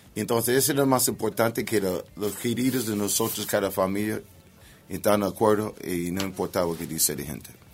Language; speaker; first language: Spanish; non-native, learner; English